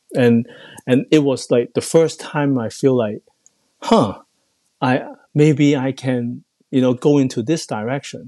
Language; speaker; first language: English; non-native, local second language; Cantonese